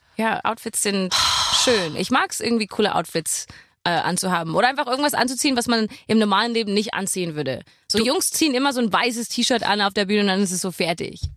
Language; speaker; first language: German; non-native, fluent; English